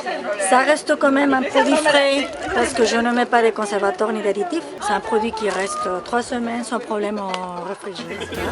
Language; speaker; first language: French; non-native, fluent; Spanish